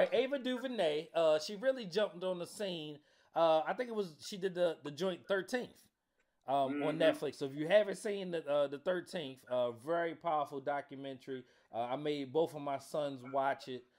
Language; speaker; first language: English; native; English